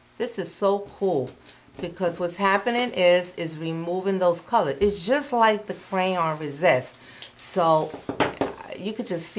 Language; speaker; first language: English; non-native, fluent; Spanish